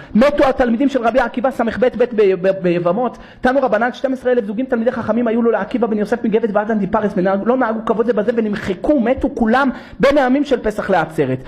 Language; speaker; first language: Hebrew; native; Hebrew